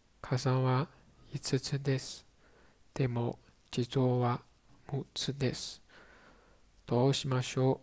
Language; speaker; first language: Japanese; non-native, learner; Chinese